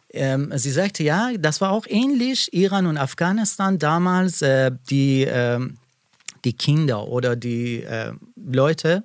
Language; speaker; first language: German; non-native, learner; Persian